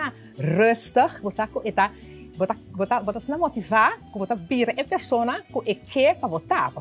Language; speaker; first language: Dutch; non-native, local second language; Papiamento